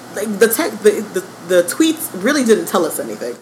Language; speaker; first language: English; native; English